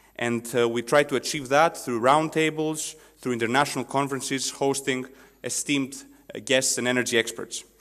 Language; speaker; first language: English; non-native, fluent; Greek